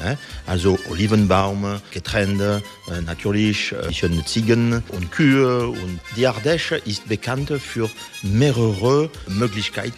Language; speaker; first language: German; non-native, learner; French